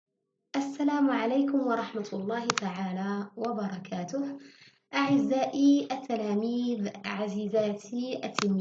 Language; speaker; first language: Arabic; early bilingual, heritage; Arabic